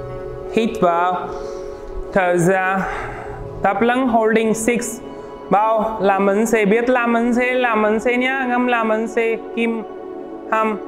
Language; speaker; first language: Vietnamese; non-native, learner; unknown